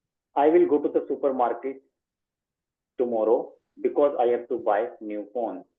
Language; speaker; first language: English; non-native, local second language; Hindi